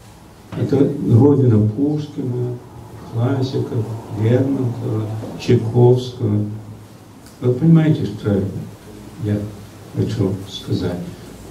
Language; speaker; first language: Russian; early bilingual, heritage; Russian